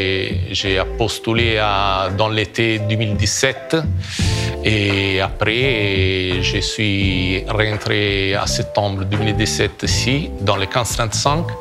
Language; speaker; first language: French; non-native, fluent; Italian